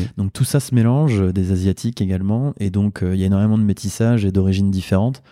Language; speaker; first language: French; native; French